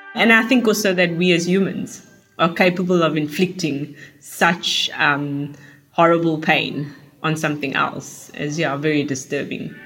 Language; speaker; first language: English; native; English